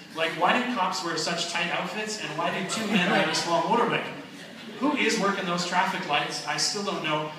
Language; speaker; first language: English; native; English